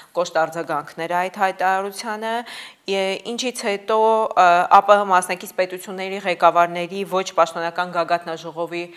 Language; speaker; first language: Armenian; native; Armenian